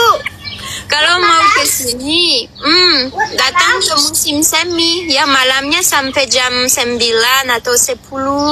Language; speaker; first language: Indonesian; native; Indonesian